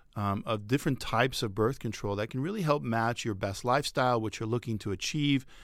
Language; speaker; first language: English; early bilingual, other home language; French